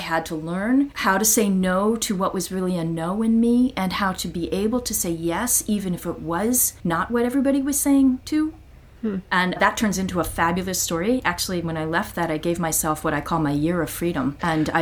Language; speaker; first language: English; native; English